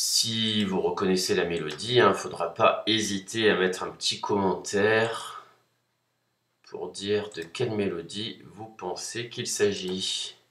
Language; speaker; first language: French; native; French